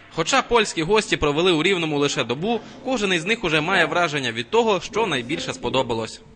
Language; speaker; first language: Ukrainian; native; Ukrainian